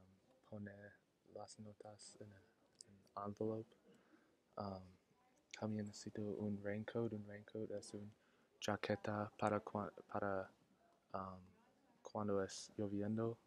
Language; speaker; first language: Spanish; non-native, learner; English